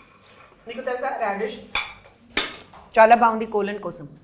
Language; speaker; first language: Telugu; non-native, fluent; Hindi